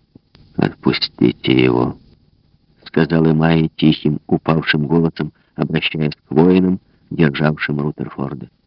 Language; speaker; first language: Russian; native; Russian